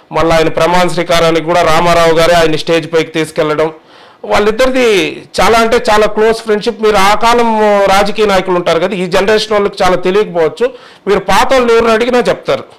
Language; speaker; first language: Telugu; native; Telugu